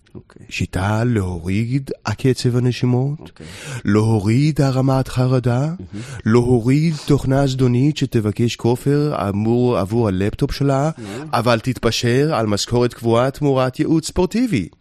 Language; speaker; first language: Hebrew; native; Hebrew